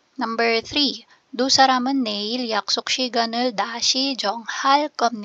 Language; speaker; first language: Korean; non-native, fluent; Filipino